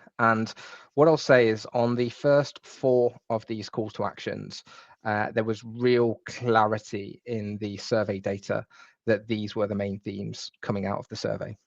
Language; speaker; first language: English; native; English